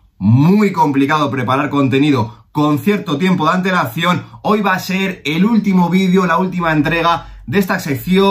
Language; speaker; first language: Spanish; native; Spanish